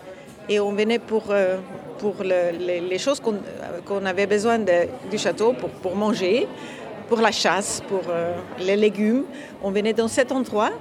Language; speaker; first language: French; non-native, fluent; Dutch